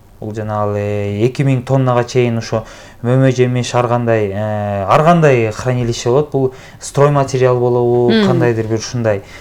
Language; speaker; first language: Kyrgyz; native; Kyrgyz